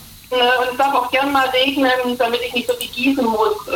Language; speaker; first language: German; native; German